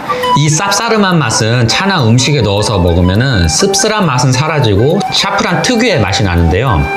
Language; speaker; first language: Korean; native; Korean